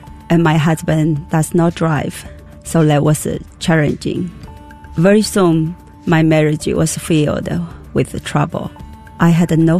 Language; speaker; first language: English; non-native, fluent; Chinese